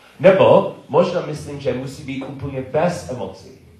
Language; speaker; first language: Czech; non-native, learner; English